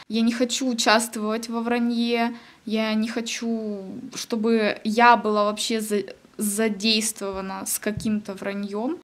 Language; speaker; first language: Russian; native; Russian